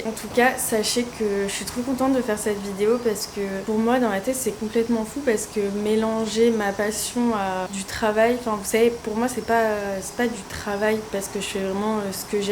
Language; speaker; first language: French; native; French